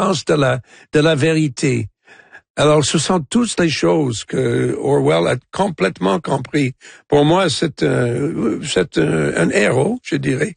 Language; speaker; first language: French; non-native, local second language; English